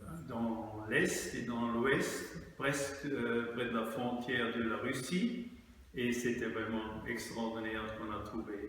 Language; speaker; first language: French; non-native, fluent; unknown